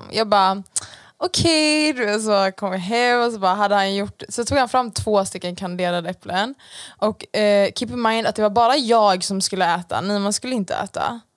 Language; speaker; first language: Swedish; early bilingual, other home language; Persian